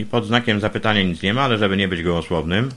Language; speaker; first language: Polish; native; Polish